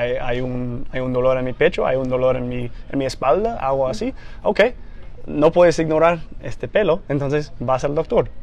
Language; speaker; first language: Spanish; non-native, fluent; English